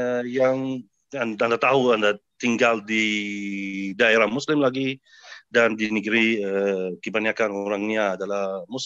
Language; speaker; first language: Indonesian; non-native, fluent; Arabic